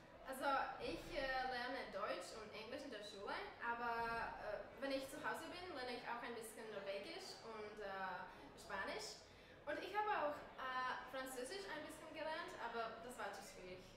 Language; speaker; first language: German; non-native, learner; Slovak